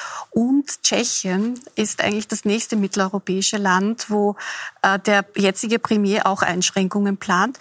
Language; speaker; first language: German; native; German